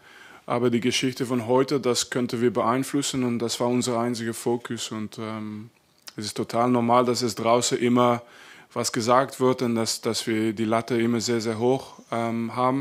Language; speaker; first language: German; non-native, fluent; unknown